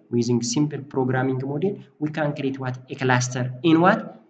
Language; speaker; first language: English; non-native, local second language; Amharic